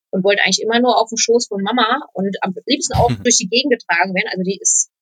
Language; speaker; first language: German; non-native, fluent; Polish